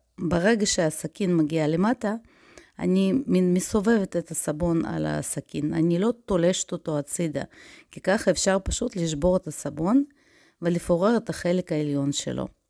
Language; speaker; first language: Hebrew; non-native, fluent; Russian